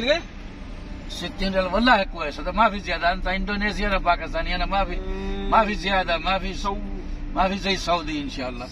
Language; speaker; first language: Arabic; non-native, learner; Urdu